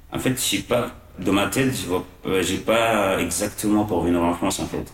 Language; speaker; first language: French; non-native, learner; Arabic